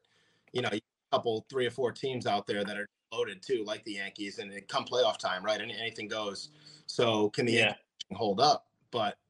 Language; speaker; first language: English; native; English